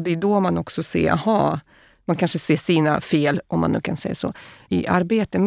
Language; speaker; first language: Swedish; non-native, fluent; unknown